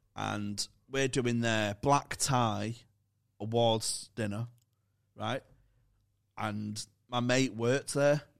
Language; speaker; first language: English; native; English